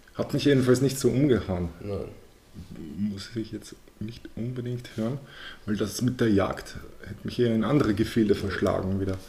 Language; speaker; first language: German; early bilingual, other home language; Polish